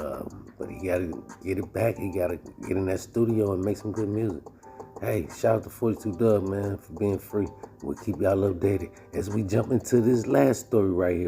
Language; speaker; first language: English; native; English